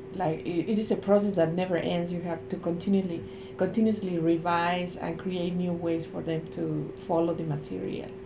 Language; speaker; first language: English; non-native, fluent; Spanish